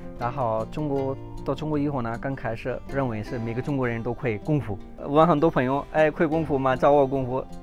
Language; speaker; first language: Chinese; non-native, fluent; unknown